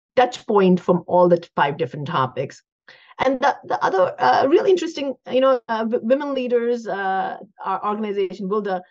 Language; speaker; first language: English; non-native, local second language; Hindi